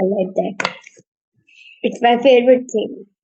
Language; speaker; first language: English; non-native, learner; Hindi